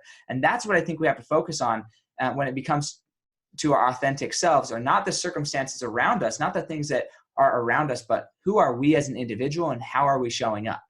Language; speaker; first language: English; native; English